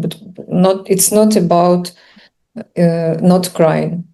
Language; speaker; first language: English; non-native, learner; Russian